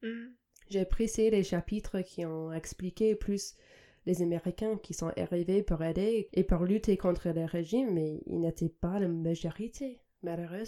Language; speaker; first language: French; non-native, fluent; English